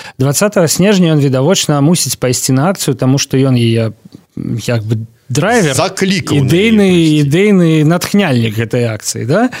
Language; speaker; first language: Belarusian; native; Belarusian